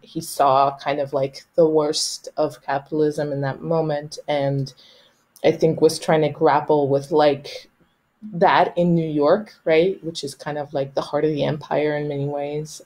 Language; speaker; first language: English; non-native, local second language; Spanish